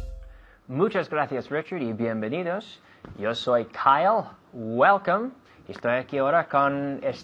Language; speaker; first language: Spanish; non-native, fluent; English